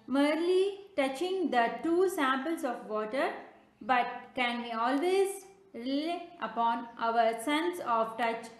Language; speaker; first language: English; non-native, local second language; Kannada